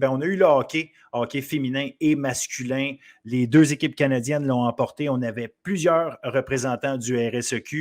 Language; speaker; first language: French; native; French